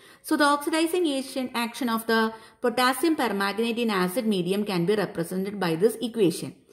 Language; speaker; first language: English; non-native, local second language; Malayalam